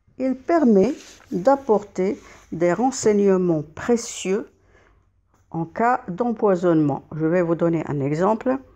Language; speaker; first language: French; non-native, local second language; Arabic